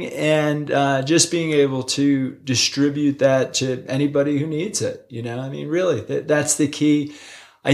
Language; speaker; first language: English; native; English